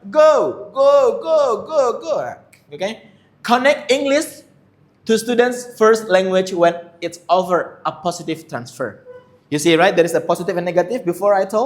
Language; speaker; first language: English; non-native, fluent; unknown